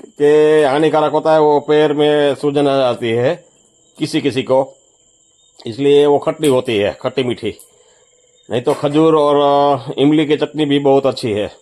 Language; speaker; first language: Hindi; non-native, local second language; Gujarati